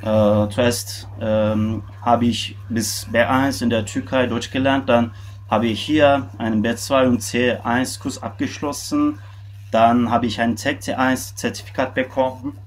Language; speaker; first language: German; non-native, fluent; Turkish